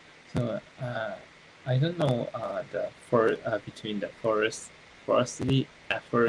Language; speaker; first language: English; non-native, learner; Japanese